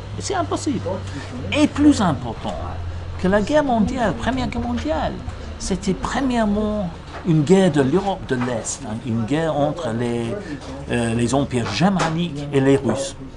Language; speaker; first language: French; non-native, fluent; English